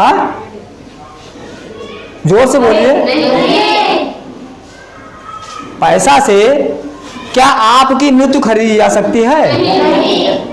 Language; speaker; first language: Hindi; native; Hindi